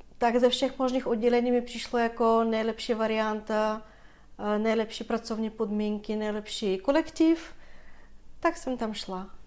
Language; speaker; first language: Czech; non-native, fluent; Bulgarian